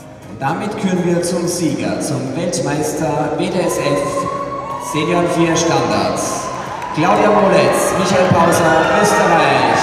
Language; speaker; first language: German; native; German